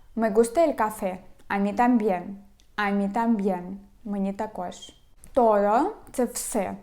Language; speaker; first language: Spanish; non-native, fluent; Ukrainian